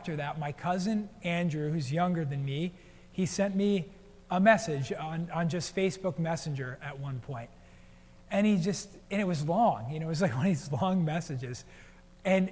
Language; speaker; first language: English; native; English